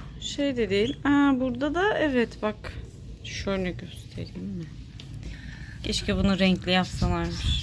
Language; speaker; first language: Turkish; native; Turkish